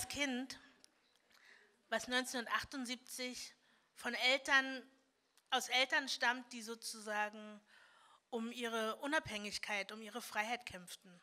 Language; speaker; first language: German; early bilingual, other home language; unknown